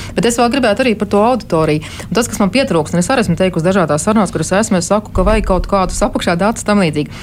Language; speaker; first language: Latvian; native; Latvian